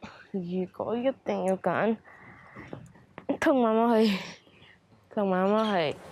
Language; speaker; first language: Cantonese; early bilingual, other home language; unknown